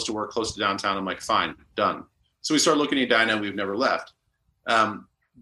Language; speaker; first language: English; native; English